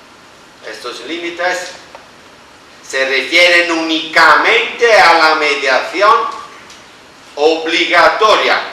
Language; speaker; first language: Spanish; non-native, fluent; Italian